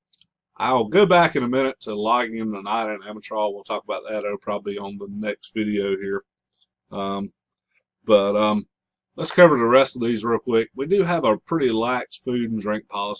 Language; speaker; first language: English; native; English